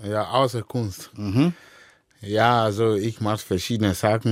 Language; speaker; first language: German; non-native, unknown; Dyula